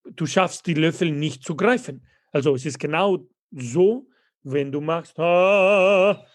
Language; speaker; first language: German; non-native, fluent; Spanish